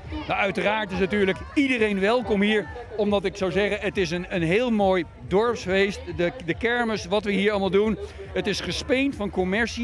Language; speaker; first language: Dutch; native; Dutch